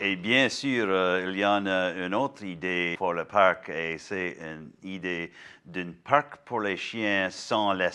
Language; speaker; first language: French; non-native, learner; English